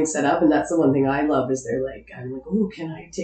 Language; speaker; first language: English; native; English